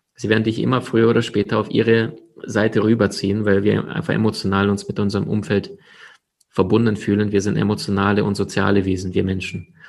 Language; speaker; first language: German; early bilingual, other home language; Ukrainian